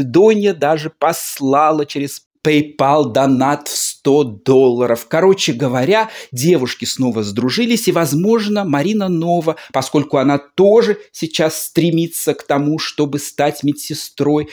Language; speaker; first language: Russian; native; Russian